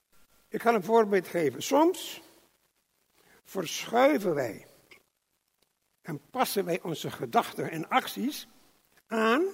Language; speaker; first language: Dutch; non-native, local second language; English